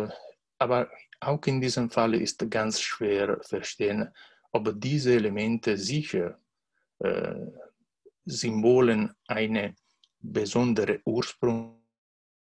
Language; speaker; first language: German; non-native, learner; Italian